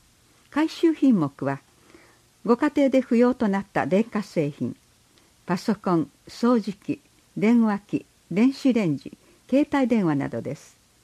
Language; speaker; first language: Japanese; native; Japanese